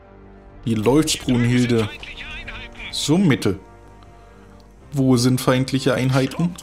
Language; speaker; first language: German; native; German